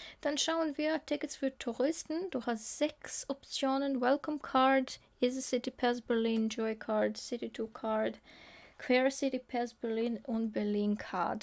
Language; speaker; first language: German; non-native, learner; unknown